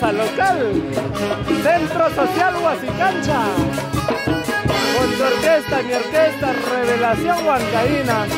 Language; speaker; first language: Spanish; native; Spanish